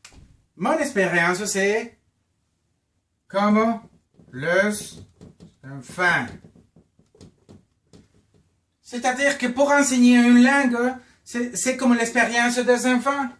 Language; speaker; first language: French; non-native, fluent; Spanish